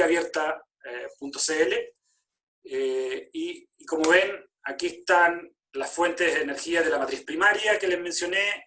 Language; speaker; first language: Spanish; native; Spanish